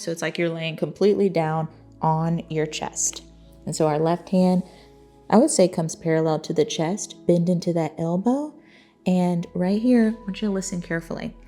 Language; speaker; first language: English; native; English